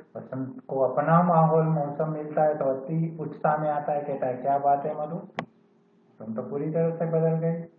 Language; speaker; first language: Hindi; non-native, local second language; Gujarati